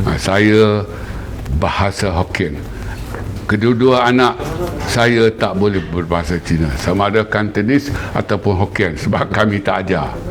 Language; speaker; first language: Malay; non-native, local second language; Min Nan Chinese